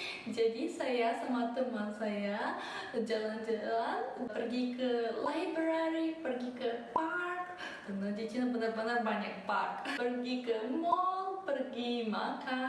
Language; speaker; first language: Indonesian; early bilingual, other home language; Russian